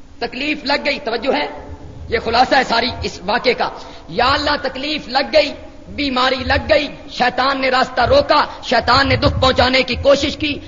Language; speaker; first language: Urdu; non-native, local second language; Punjabi